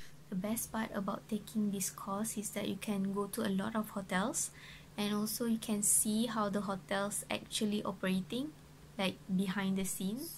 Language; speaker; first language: English; non-native, local second language; Malay